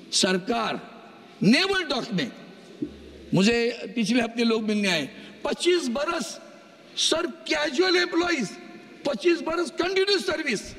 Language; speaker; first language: Hindi; non-native, local second language; Marathi